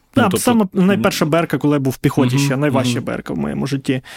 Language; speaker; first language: Ukrainian; non-native, local second language; Russian